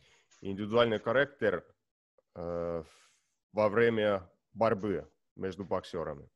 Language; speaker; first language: Russian; non-native, learner; Estonian